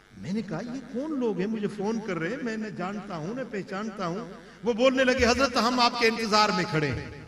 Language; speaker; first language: Urdu; non-native, local second language; Sindhi